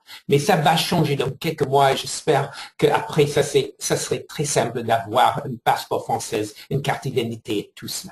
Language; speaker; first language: French; non-native, fluent; English